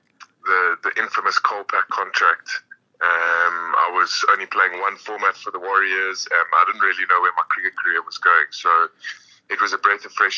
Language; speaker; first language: English; native; English